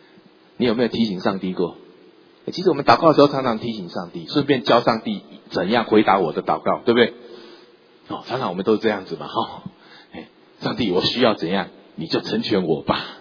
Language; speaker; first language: Chinese; native; Chinese